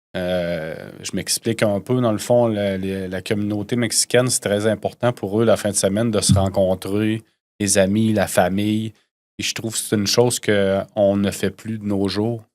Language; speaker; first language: French; native; French